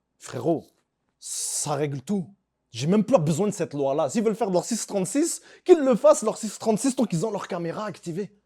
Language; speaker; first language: French; early bilingual, other home language; Arabic